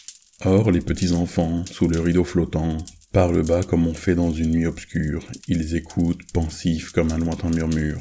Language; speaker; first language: French; native; French